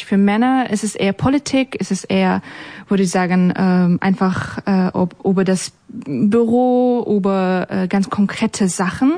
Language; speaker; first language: German; non-native, learner; Persian